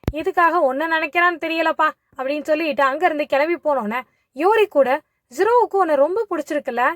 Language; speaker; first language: Tamil; native; Tamil